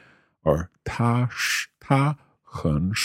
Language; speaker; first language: Chinese; non-native, learner; English